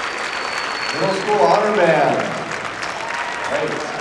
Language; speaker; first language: English; native; English